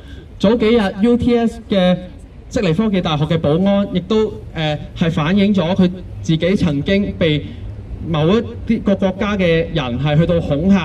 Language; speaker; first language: Cantonese; native; Cantonese